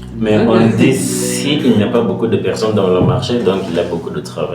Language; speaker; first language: French; non-native, learner; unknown